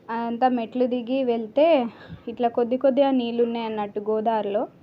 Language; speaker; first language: Telugu; non-native, learner; Marathi